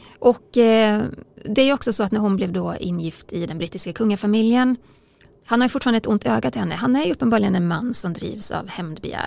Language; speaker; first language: Swedish; native; Swedish